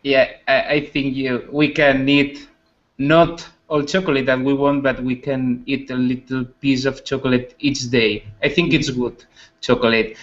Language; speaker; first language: English; non-native, learner; Spanish